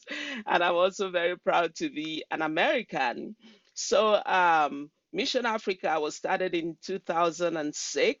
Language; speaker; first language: English; non-native, local second language; Igbo